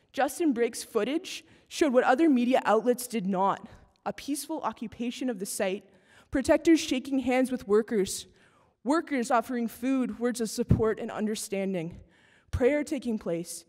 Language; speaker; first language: English; native; English